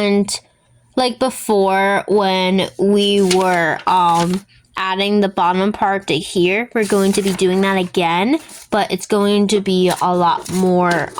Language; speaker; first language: English; native; English